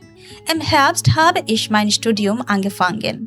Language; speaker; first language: German; non-native, learner; Bangla